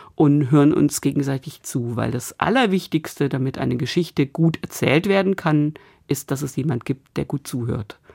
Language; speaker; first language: German; native; German